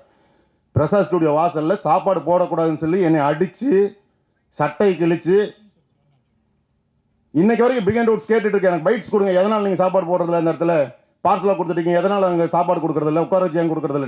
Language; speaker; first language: Tamil; native; Tamil